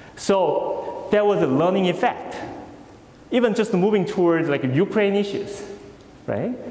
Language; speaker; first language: English; non-native, fluent; Korean